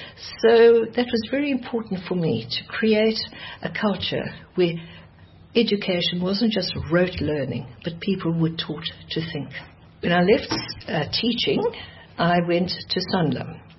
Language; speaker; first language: English; early bilingual, other home language; Dutch